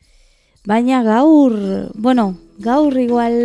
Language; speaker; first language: Basque; non-native, local second language; Spanish